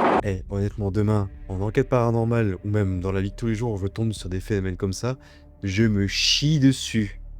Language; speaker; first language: French; native; French